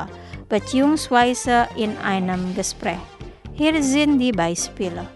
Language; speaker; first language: German; non-native, fluent; Indonesian